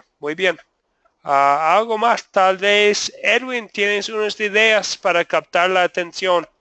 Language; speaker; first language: Spanish; non-native, fluent; English